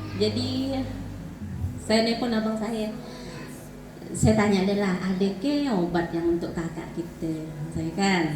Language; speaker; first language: Indonesian; native; Indonesian